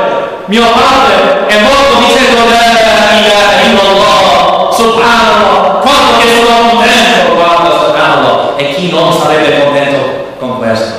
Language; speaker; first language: Italian; non-native, learner; English